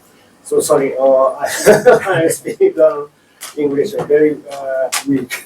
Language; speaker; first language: English; non-native, learner; Japanese